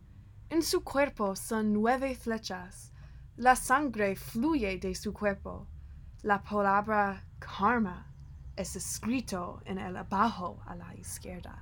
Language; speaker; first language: Spanish; non-native, learner; English